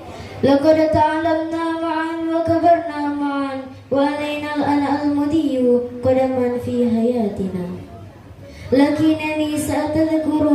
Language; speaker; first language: Arabic; non-native, learner; Indonesian